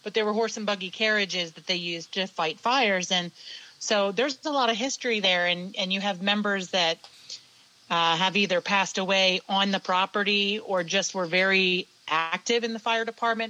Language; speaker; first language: English; native; English